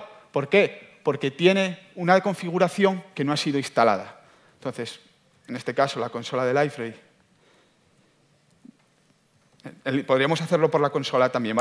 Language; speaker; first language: Spanish; native; Spanish